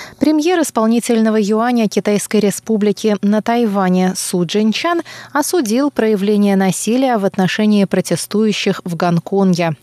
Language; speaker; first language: Russian; non-native, fluent; Chinese